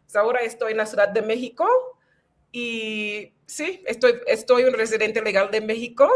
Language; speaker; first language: Spanish; non-native, fluent; English